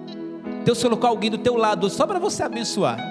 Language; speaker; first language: Portuguese; native; Portuguese